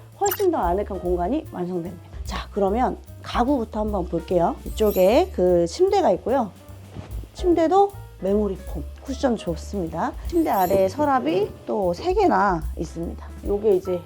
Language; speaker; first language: Korean; native; Korean